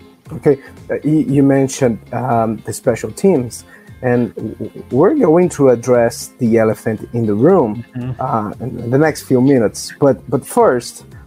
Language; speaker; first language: English; non-native, fluent; Portuguese